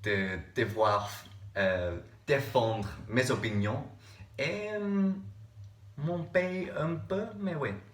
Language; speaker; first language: French; non-native, learner; English